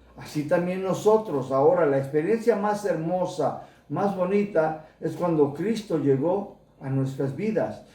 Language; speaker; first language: Spanish; early bilingual, heritage; Spanish